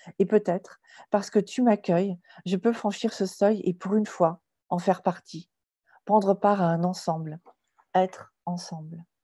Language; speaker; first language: French; native; French